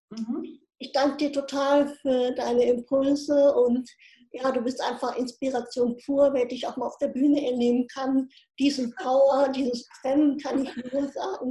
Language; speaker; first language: German; native; German